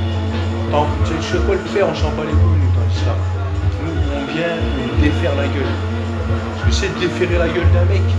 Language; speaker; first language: French; native; French